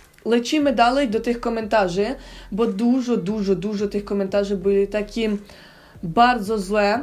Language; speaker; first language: Polish; non-native, learner; Ukrainian